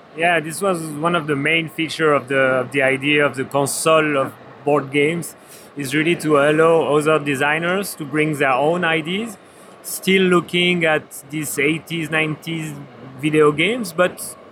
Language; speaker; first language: English; non-native, fluent; French